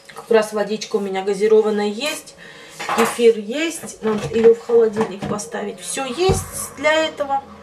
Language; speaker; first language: Russian; native; Russian